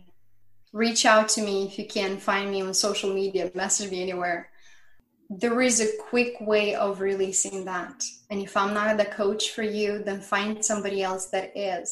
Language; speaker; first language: English; non-native, fluent; Romanian